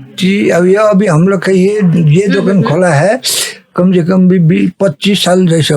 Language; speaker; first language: Hindi; non-native, learner; Nepali